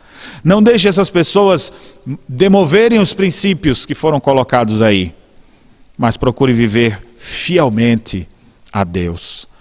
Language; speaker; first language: Portuguese; native; Portuguese